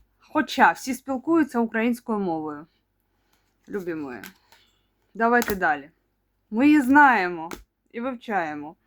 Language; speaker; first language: Ukrainian; non-native, local second language; Russian